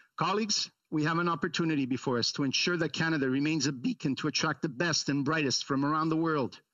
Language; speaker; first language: English; early bilingual, other home language; Italian